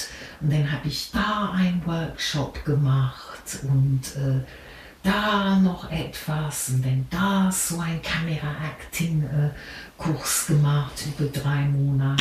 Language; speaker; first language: German; non-native, fluent; English